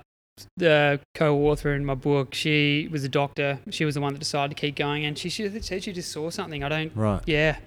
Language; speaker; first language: English; native; English